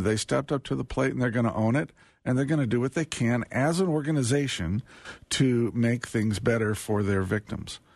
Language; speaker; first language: English; native; English